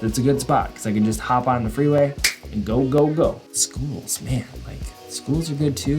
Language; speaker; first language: English; native; English